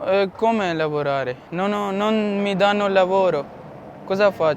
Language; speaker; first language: Italian; non-native, learner; Urdu